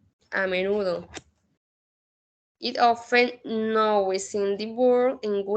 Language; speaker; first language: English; non-native, fluent; Spanish